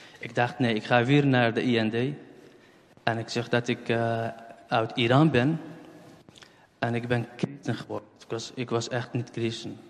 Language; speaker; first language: Dutch; non-native, fluent; Central Kurdish